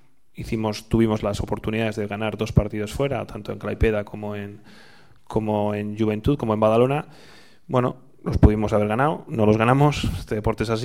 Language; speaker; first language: Spanish; native; Spanish